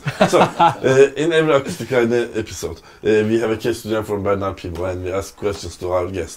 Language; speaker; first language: English; non-native, fluent; Turkish